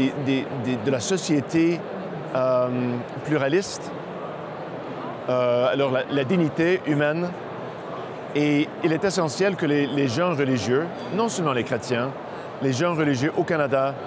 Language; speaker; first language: French; non-native, local second language; English